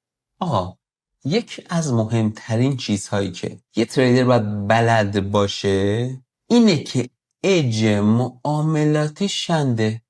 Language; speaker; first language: Persian; native; Persian